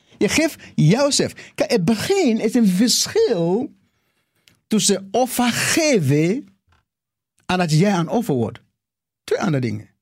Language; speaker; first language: Dutch; non-native, fluent; English